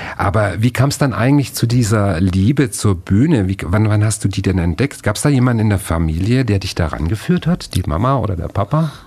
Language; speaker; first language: German; native; German